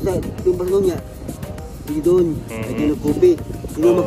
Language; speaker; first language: Filipino; non-native, local second language; Cebuano